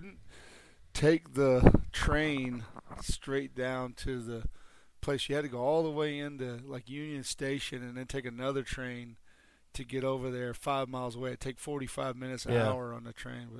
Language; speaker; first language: English; native; English